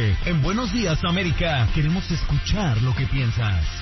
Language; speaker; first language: Spanish; native; Spanish